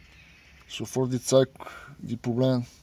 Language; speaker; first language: German; non-native, learner; Bulgarian